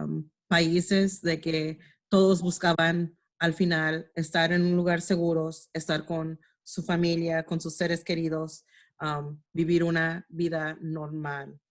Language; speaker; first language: Spanish; early bilingual, heritage; Spanish